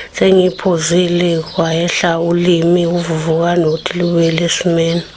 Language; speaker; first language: Zulu; native; Zulu